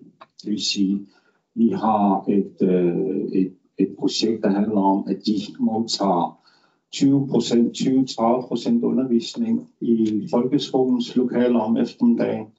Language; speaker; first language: Danish; non-native, local second language; Kalaallisut